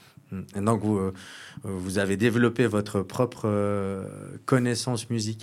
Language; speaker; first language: French; native; French